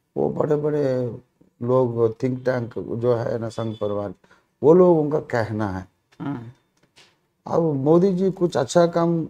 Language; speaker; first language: Hindi; non-native, local second language; Telugu